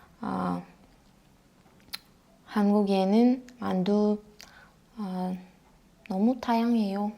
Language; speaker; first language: Korean; non-native, learner; Russian